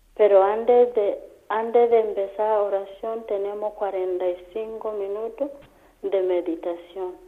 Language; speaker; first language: Spanish; non-native, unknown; Kamba